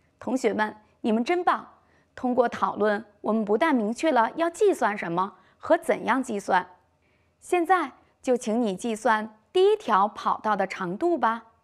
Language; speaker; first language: Chinese; native; Chinese